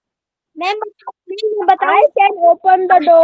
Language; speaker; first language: English; non-native, learner; Marathi